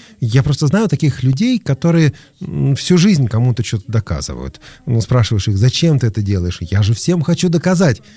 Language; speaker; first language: Russian; native; Russian